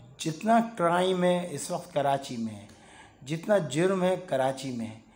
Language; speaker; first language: Urdu; native; Urdu